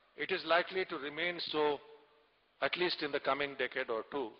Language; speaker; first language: English; non-native, local second language; Tamil